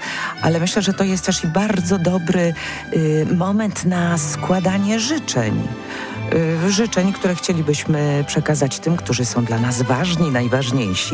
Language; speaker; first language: Polish; native; Polish